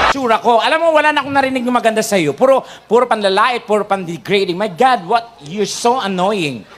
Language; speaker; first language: Filipino; non-native, local second language; Cebuano